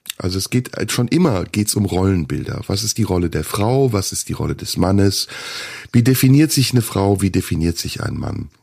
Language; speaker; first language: German; early bilingual, other home language; Turkish